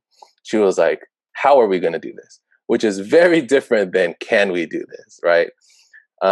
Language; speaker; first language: English; native; English